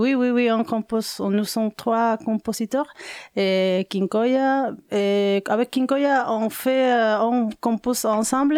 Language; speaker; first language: French; non-native, learner; Spanish